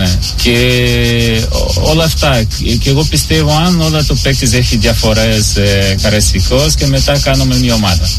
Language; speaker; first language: Greek; non-native, learner; Portuguese